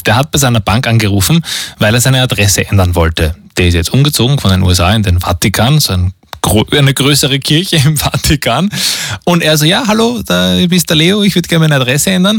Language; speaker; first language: German; native; German